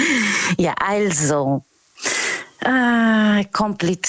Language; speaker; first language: German; non-native, learner; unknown